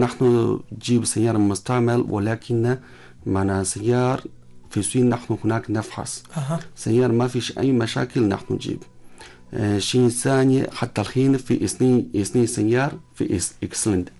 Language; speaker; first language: Arabic; non-native, learner; Chinese